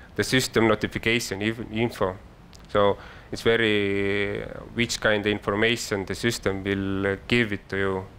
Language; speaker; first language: English; non-native, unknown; Estonian